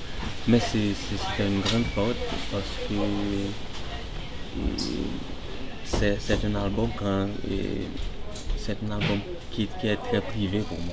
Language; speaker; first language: French; non-native, local second language; Haitian Creole